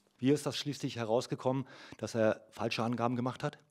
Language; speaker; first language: German; native; German